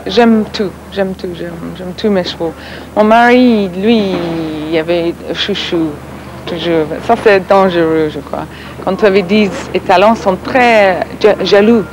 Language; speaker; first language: French; non-native, learner; English